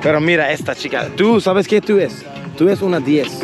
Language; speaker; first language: Spanish; non-native, learner; Swedish